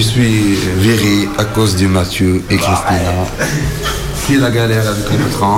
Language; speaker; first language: French; non-native, learner; Arabic